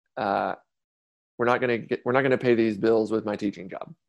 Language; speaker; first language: English; native; English